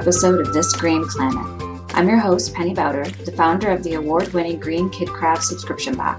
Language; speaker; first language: English; native; English